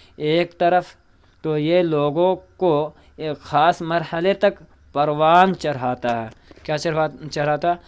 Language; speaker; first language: Urdu; native; Urdu